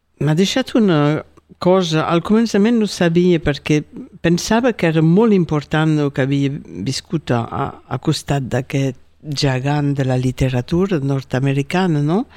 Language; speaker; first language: Catalan; non-native, local second language; French